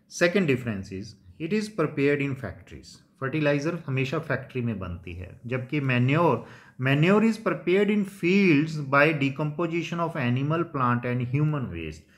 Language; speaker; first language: Hindi; non-native, local second language; Punjabi